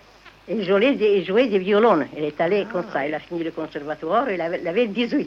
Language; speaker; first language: French; non-native, fluent; Italian